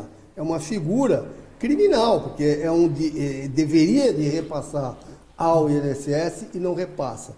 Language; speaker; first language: Portuguese; native; Portuguese